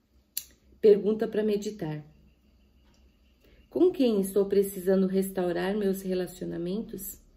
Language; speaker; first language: Portuguese; native; Portuguese